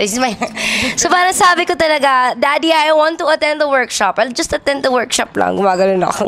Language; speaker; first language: English; non-native, local second language; Cebuano